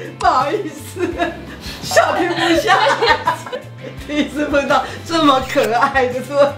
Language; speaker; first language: Chinese; native; Chinese